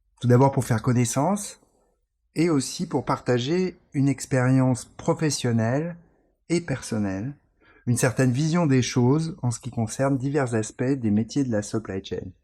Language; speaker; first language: French; native; French